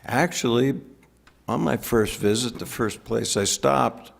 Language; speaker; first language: English; native; English